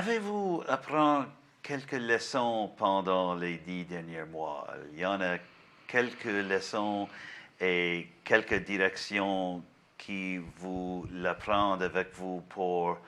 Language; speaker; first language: French; non-native, learner; English